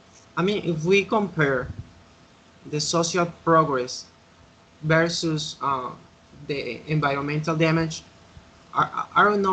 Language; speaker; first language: English; non-native, fluent; Spanish